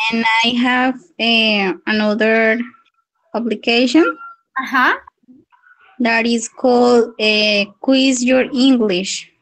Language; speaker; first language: English; non-native, learner; Spanish